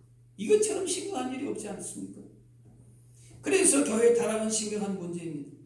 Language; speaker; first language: Korean; native; Korean